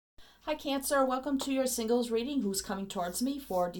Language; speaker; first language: English; native; English